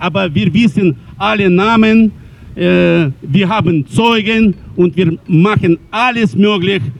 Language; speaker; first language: German; non-native, learner; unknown